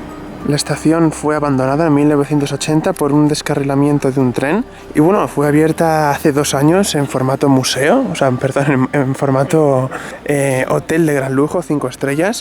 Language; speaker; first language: Spanish; native; Spanish